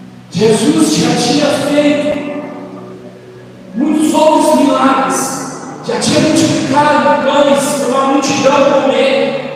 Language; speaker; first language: Portuguese; native; Portuguese